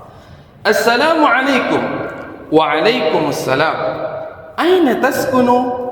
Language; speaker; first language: Arabic; non-native, fluent; Indonesian